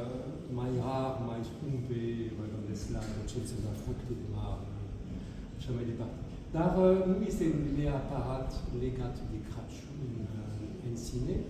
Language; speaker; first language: Romanian; non-native, fluent; French